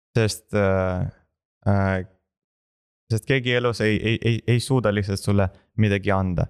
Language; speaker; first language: Estonian; non-native, local second language; Russian